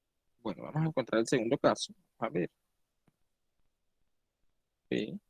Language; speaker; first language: Spanish; native; Spanish